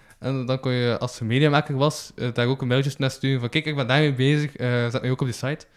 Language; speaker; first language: Dutch; native; Dutch